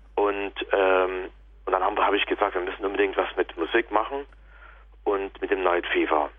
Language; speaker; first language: German; native; German